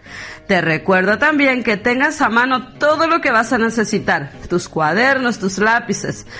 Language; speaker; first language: Spanish; native; Spanish